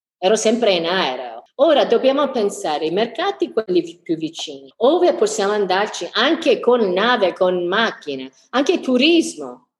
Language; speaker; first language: Italian; non-native, fluent; English